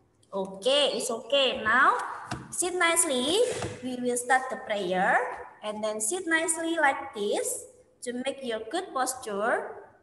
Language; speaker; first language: English; non-native, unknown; Indonesian